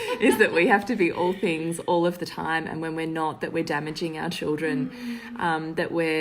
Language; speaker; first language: English; native; English